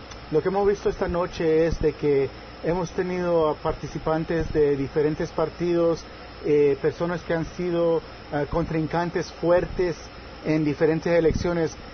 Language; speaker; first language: Spanish; native; Spanish